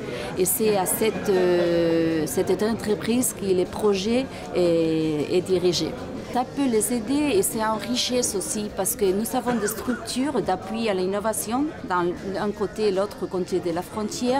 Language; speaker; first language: French; non-native, fluent; Spanish